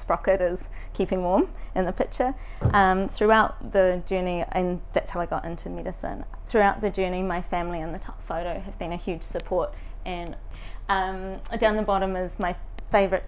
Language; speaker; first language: English; native; English